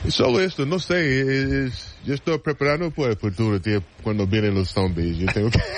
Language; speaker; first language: Spanish; non-native, fluent; English